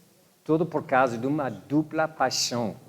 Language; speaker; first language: Portuguese; non-native, fluent; English